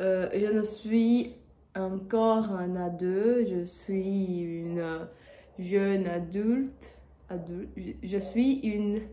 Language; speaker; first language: French; non-native, learner; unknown